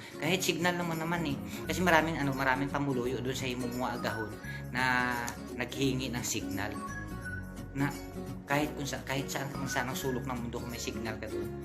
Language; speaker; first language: Filipino; non-native, local second language; Hiligaynon